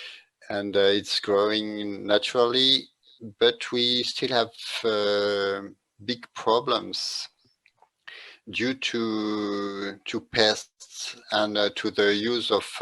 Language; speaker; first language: English; non-native, fluent; French